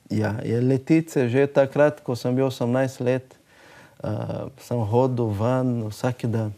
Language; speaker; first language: Slovenian; non-native, learner; Portuguese